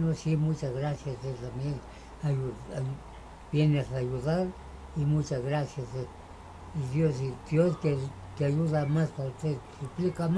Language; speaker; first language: Spanish; non-native, local second language; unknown